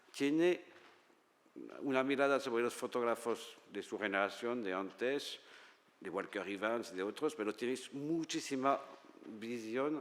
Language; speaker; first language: Spanish; non-native, fluent; French